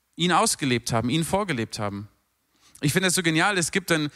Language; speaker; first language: German; native; German